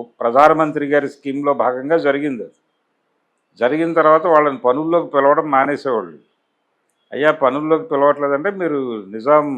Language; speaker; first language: Telugu; native; Telugu